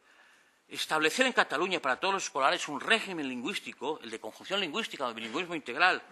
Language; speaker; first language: Spanish; native; Spanish